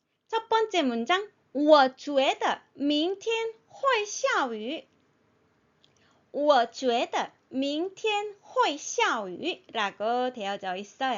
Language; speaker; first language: Chinese; non-native, fluent; Korean